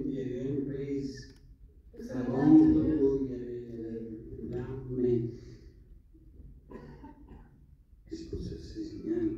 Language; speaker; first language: French; non-native, fluent; English